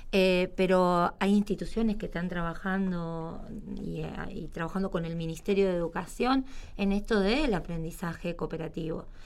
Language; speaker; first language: Spanish; native; Spanish